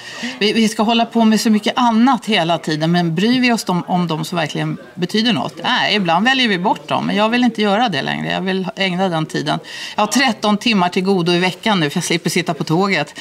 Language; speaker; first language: Swedish; native; Swedish